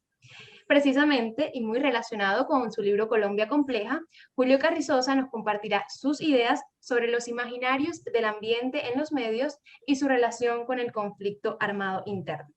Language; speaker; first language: Spanish; native; Spanish